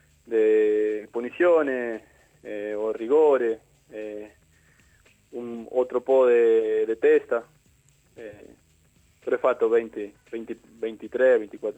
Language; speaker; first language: Italian; non-native, learner; Spanish